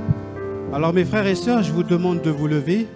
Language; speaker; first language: French; native; French